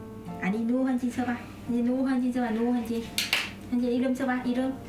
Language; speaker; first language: Korean; non-native, learner; Vietnamese